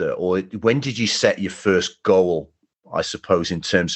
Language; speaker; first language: English; native; English